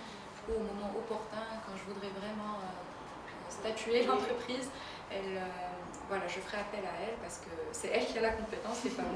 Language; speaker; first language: French; native; French